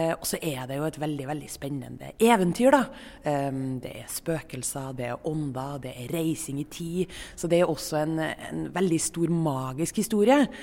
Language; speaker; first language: Norwegian; native; Norwegian